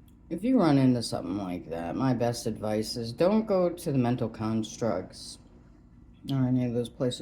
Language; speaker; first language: English; native; English